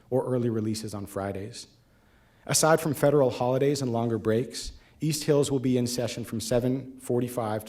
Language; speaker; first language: English; native; English